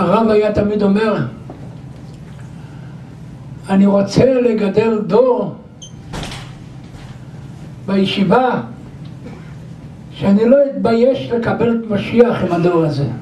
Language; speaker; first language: Hebrew; non-native, local second language; Yiddish